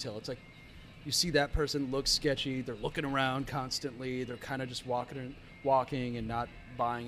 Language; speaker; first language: English; native; English